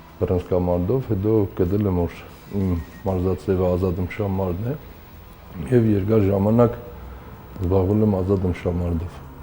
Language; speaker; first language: Armenian; native; Armenian